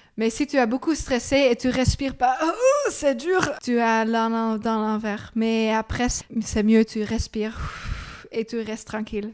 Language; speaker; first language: French; non-native, learner; Dutch